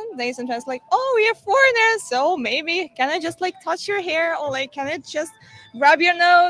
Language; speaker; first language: English; non-native, learner; Ukrainian